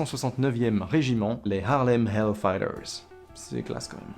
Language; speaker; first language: French; native; French